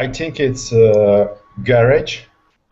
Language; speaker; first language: English; non-native, learner; Italian